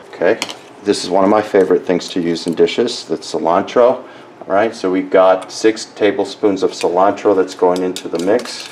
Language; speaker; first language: English; early bilingual, other home language; Spanish